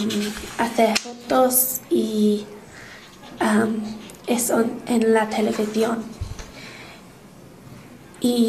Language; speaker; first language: Spanish; non-native, learner; English